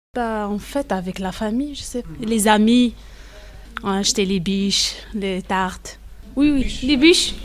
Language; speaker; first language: French; non-native, learner; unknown